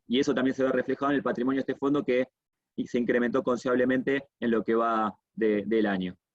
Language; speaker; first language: Spanish; native; Spanish